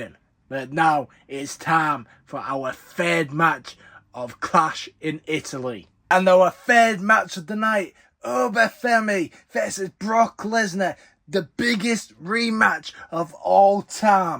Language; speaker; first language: English; native; English